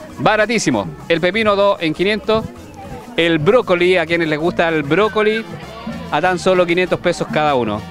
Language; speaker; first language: Spanish; native; Spanish